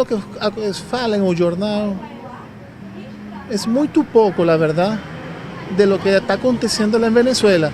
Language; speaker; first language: Portuguese; non-native, learner; Spanish